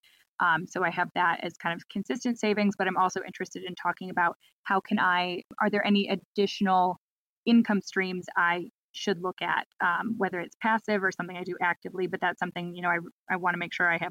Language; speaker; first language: English; native; English